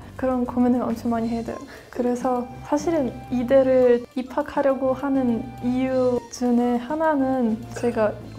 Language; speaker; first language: Korean; non-native, fluent; Russian